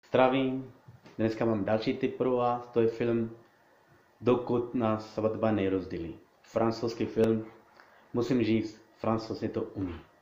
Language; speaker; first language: Czech; non-native, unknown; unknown